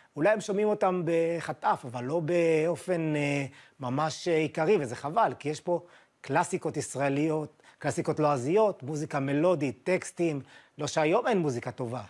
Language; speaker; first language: Hebrew; native; Hebrew